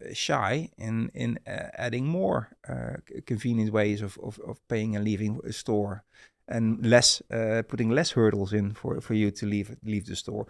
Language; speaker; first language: English; non-native, fluent; Dutch